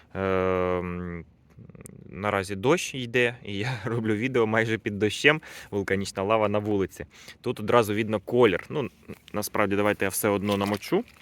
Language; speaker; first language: Ukrainian; non-native, local second language; Russian